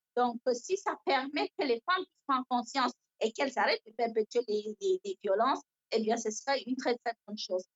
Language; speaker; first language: French; non-native, local second language; Fula